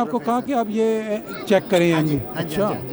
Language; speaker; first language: Urdu; native; Urdu